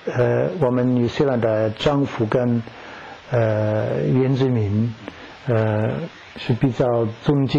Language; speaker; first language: Chinese; non-native, learner; English